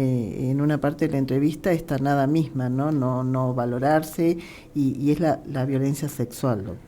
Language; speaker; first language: Spanish; native; Spanish